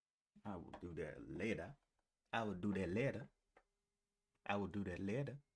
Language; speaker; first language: English; native; English